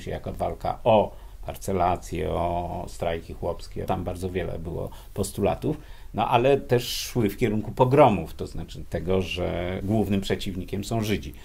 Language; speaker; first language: Polish; native; Polish